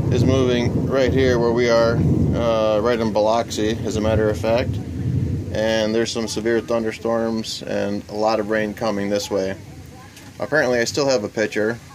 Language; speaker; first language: English; native; English